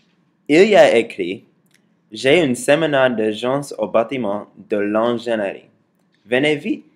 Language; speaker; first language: French; non-native, learner; English